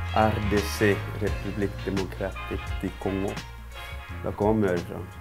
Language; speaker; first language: Swedish; non-native, fluent; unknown